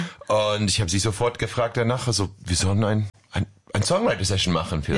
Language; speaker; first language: German; non-native, fluent; English